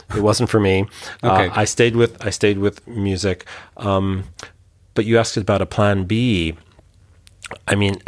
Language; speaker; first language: English; native; English